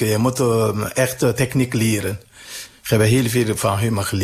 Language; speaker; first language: Dutch; non-native, learner; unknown